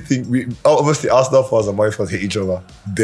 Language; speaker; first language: English; native; English